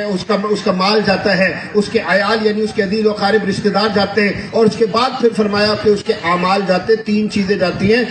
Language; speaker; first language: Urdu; non-native, local second language; Punjabi